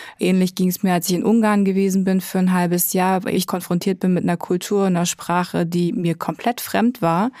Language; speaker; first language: German; native; German